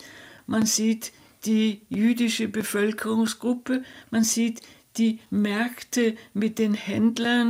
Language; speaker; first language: German; non-native, fluent; Danish